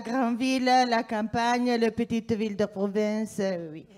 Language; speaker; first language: French; non-native, fluent; Italian